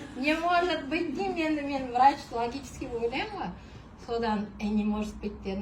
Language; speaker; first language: Russian; non-native, local second language; Kazakh